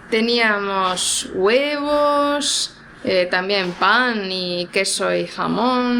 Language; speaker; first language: Spanish; non-native, fluent; Estonian